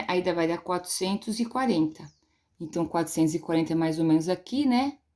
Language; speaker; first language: Portuguese; native; Portuguese